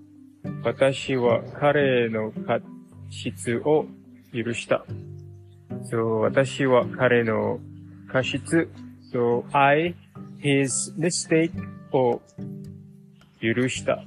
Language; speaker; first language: Japanese; non-native, learner; English